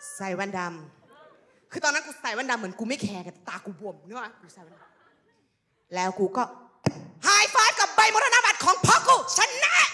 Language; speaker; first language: Thai; native; Thai